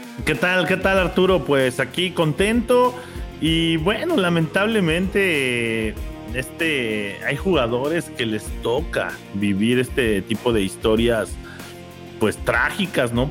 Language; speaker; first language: Spanish; native; Spanish